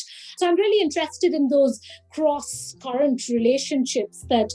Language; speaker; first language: English; non-native, local second language; Bangla